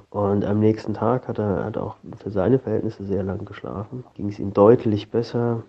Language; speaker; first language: German; native; German